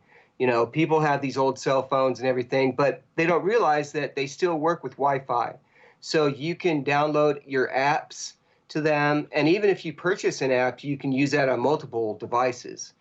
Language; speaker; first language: English; native; English